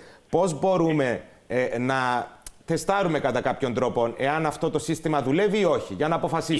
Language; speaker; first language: Greek; native; Greek